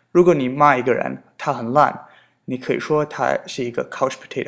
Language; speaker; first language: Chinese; non-native, fluent; English